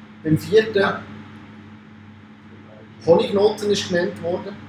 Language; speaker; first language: German; native; German